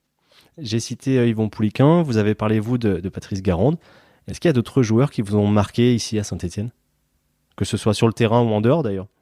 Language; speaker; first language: French; native; French